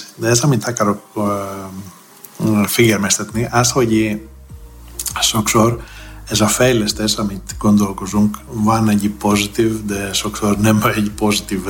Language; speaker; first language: Hungarian; non-native, fluent; Greek